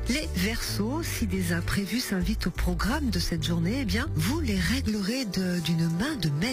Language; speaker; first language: French; native; French